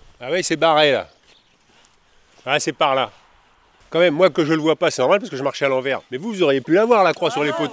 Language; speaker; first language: French; native; French